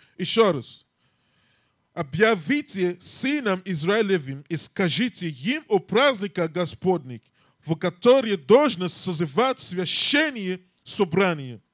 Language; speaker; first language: Russian; non-native, learner; English